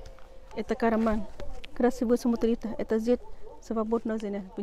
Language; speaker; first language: Russian; non-native, learner; Tajik